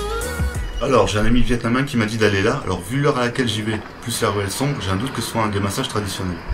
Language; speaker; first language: French; native; French